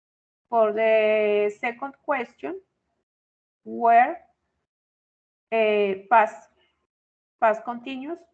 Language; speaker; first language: English; non-native, fluent; Spanish